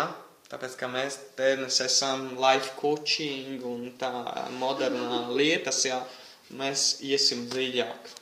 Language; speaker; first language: Latvian; non-native, fluent; Italian